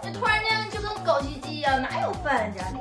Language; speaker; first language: Chinese; native; Chinese